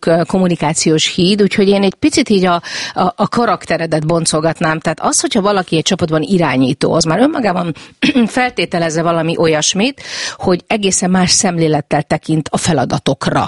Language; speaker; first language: Hungarian; native; Hungarian